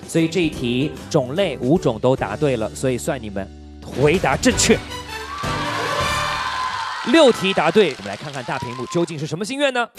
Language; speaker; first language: Chinese; native; Chinese